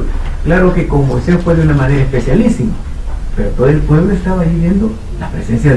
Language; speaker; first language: Spanish; native; Spanish